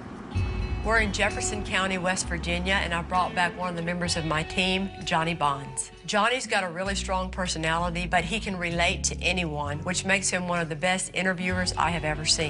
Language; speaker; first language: English; native; English